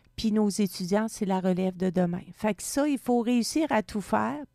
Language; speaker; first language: French; native; French